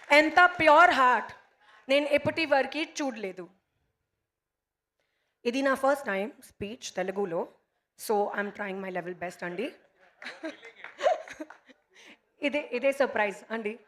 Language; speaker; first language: Telugu; non-native, local second language; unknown